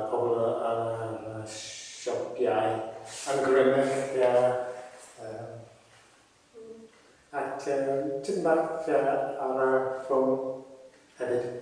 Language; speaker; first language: Welsh; non-native, learner; English